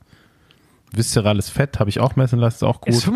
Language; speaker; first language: German; native; German